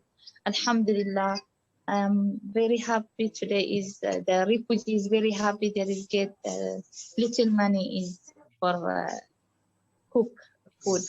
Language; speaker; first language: English; non-native, learner; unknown